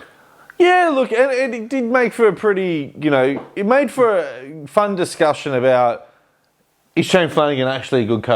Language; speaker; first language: English; native; English